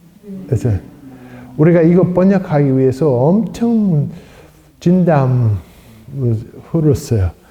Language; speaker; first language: Korean; non-native, fluent; English